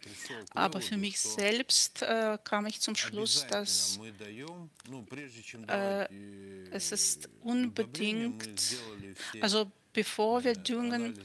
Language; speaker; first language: German; non-native, fluent; Russian